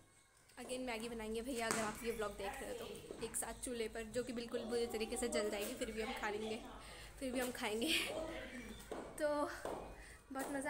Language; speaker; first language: Hindi; native; Hindi